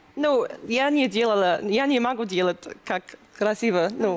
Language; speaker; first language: Russian; non-native, learner; English